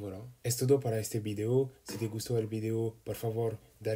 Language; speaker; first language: Spanish; non-native, learner; French